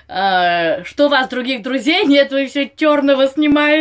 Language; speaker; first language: Russian; native; Russian